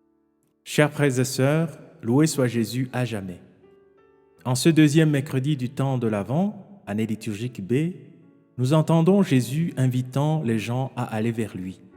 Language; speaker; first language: French; non-native, local second language; Kinyarwanda